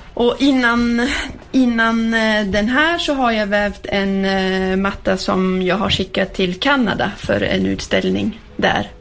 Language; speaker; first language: Swedish; early bilingual, heritage; Swedish